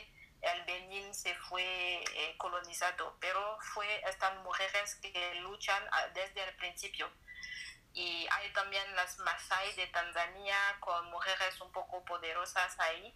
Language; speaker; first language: Spanish; non-native, learner; French